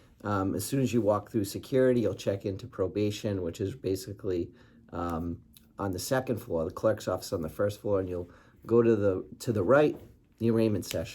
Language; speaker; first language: English; native; English